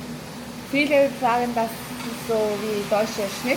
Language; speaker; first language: German; non-native, learner; Mongolian